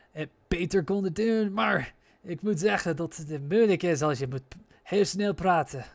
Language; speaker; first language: Dutch; non-native, learner; English